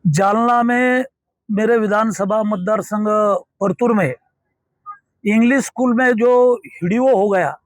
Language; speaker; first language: Hindi; non-native, local second language; Marathi